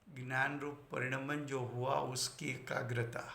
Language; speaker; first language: Hindi; non-native, local second language; Gujarati